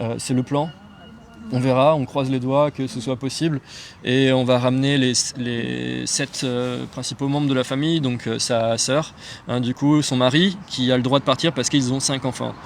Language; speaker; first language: French; native; French